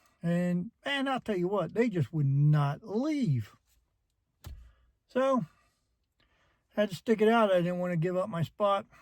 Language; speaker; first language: English; native; English